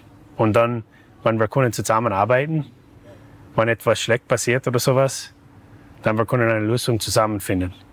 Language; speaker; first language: German; non-native, learner; English